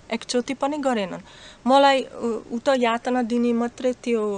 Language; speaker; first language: Nepali; non-native, learner; Slovak